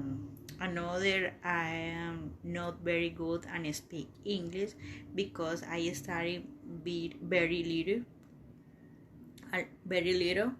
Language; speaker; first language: English; non-native, learner; Spanish